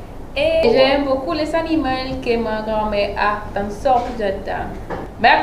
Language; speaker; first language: French; non-native, learner; Spanish